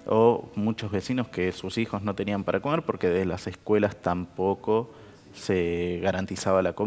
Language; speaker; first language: Spanish; native; Spanish